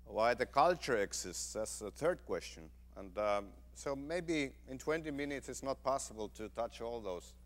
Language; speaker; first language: English; non-native, fluent; Finnish